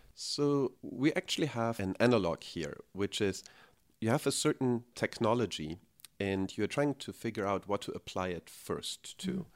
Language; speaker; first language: English; non-native, fluent; German